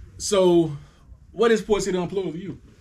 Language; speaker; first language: English; native; English